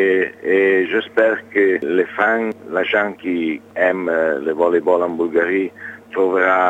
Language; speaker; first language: French; non-native, learner; Italian